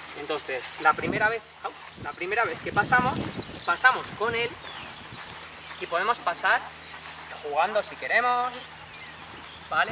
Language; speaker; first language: Spanish; native; Spanish